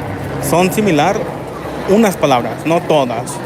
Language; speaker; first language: Spanish; early bilingual, heritage; Spanish